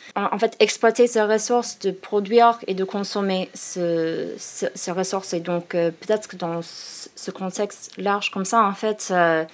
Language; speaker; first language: French; non-native, learner; English